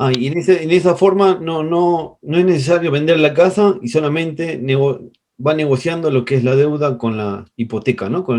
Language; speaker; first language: Spanish; native; Spanish